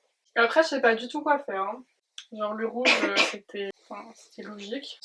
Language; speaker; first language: French; native; French